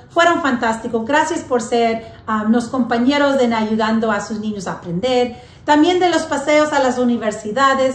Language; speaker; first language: Spanish; early bilingual, heritage; English